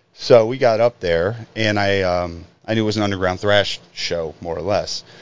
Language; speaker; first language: English; native; English